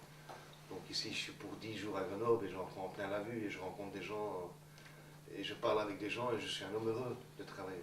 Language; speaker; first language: French; native; French